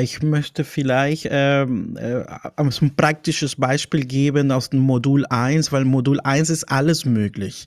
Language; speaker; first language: German; non-native, fluent; Spanish